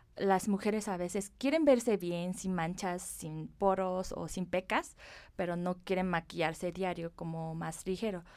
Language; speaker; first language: Spanish; non-native, fluent; Korean